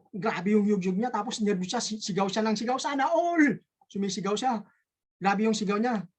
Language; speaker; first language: Filipino; native; Filipino